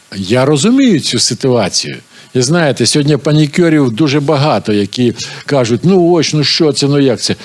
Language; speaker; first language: Ukrainian; non-native, local second language; Russian